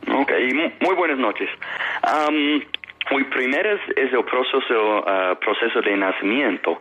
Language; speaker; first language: Spanish; non-native, fluent; English